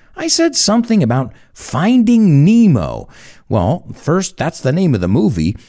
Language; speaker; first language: English; native; English